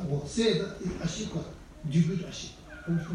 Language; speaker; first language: Russian; non-native, learner; Tibetan